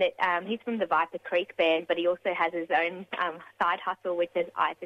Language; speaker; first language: English; native; English